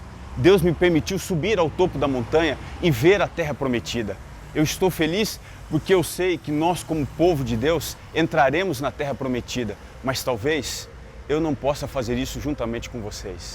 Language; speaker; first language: Portuguese; native; Portuguese